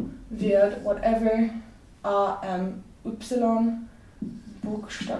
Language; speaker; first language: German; non-native, fluent; English